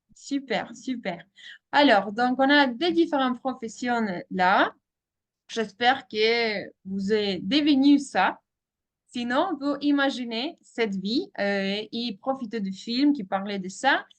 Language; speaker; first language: French; non-native, fluent; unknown